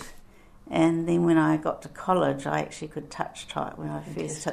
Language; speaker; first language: English; native; English